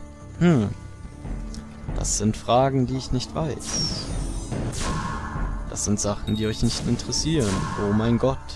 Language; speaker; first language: German; native; German